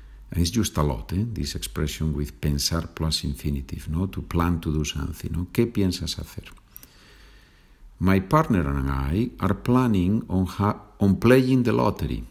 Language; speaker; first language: English; non-native, fluent; Spanish